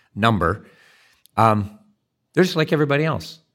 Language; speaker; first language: English; native; English